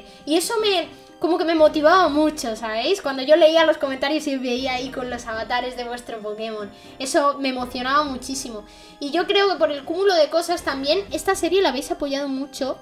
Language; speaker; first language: Spanish; native; Spanish